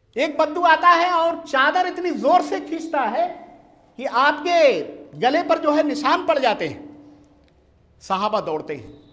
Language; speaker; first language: Urdu; native; Urdu